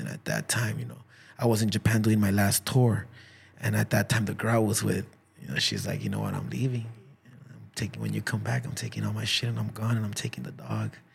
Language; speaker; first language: English; early bilingual, other home language; Spanish